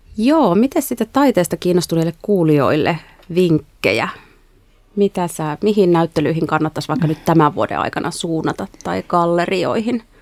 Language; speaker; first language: Finnish; native; Finnish